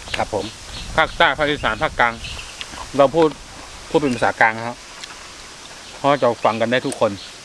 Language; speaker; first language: Thai; native; Thai